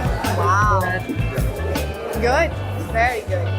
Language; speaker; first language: English; non-native, learner; Portuguese